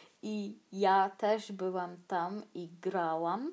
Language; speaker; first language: Polish; non-native, learner; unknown